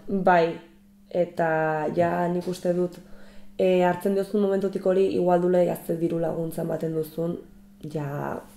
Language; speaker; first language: Basque; native; Basque